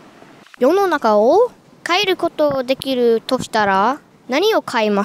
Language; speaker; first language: Japanese; non-native, learner; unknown